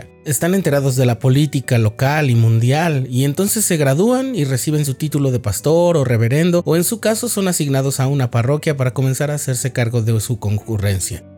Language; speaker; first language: Spanish; native; Spanish